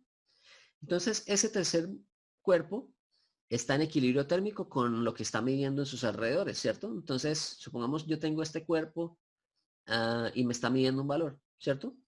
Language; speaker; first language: Spanish; native; Spanish